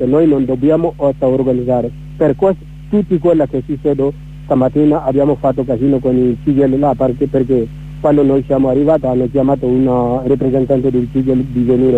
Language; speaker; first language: Italian; non-native, learner; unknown